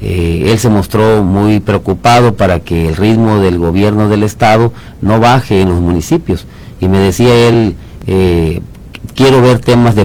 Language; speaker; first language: Spanish; native; Spanish